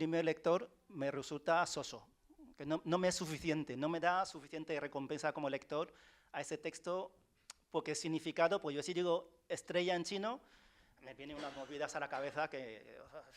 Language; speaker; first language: Spanish; early bilingual, other home language; Chinese